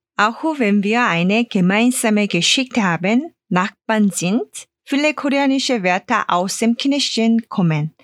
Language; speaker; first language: German; non-native, fluent; Korean